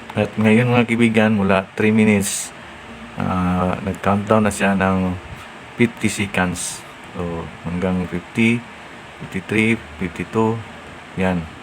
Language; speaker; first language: Filipino; non-native, local second language; Cebuano